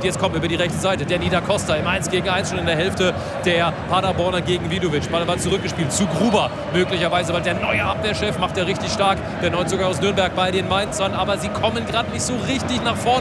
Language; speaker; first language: German; native; German